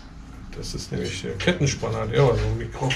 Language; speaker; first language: German; native; German